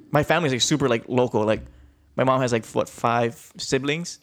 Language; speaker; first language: English; native; English